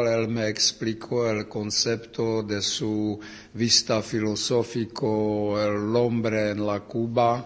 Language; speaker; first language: Spanish; non-native, learner; Czech